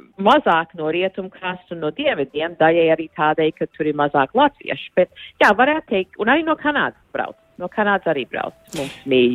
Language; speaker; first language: Latvian; early bilingual, heritage; Latvian